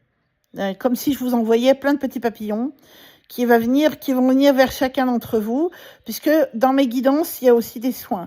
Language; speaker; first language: French; native; French